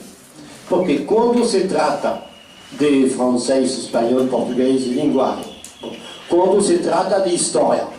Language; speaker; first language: Portuguese; non-native, fluent; French